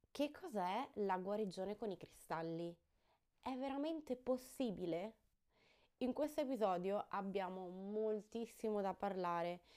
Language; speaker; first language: Italian; early bilingual, heritage; Italian